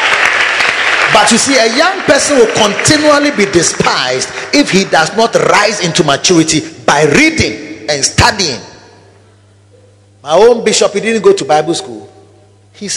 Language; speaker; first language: English; non-native, local second language; Akan